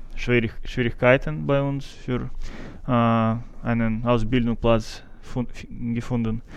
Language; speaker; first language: German; non-native, learner; Russian